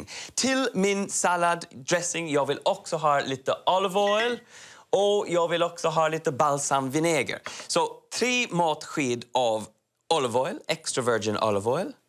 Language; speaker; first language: Swedish; non-native, learner; English